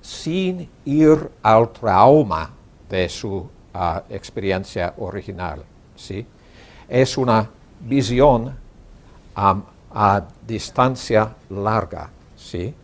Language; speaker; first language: Spanish; non-native, learner; English